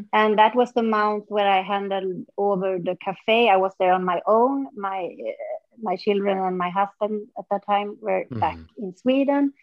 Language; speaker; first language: English; non-native, fluent; Swedish